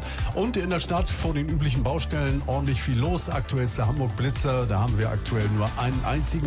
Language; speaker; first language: German; native; German